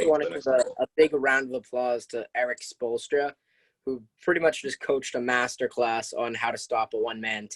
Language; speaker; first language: English; native; English